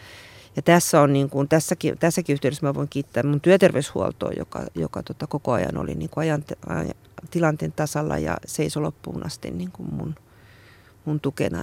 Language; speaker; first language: Finnish; native; Finnish